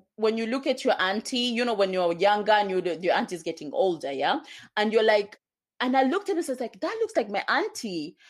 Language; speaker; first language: English; non-native, local second language; Swahili